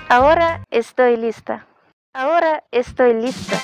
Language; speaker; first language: Spanish; non-native, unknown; Russian